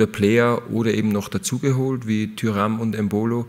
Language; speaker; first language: German; native; German